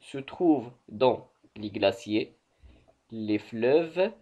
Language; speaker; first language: French; non-native, local second language; Arabic